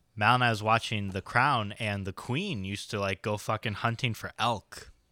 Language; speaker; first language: English; native; English